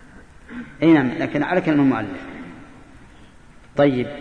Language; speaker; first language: Arabic; native; Arabic